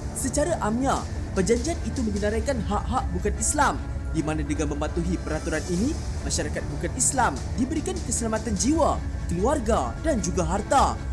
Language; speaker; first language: Malay; native; Malay